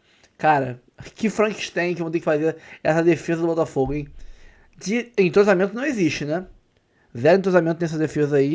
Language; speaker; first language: Portuguese; native; Portuguese